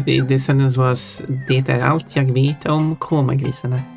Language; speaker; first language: Swedish; non-native, fluent; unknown